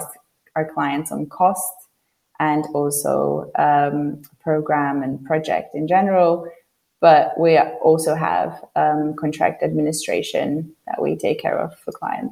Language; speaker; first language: English; non-native, fluent; Polish